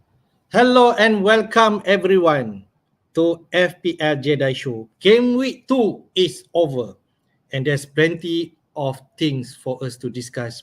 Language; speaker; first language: English; non-native, local second language; Malay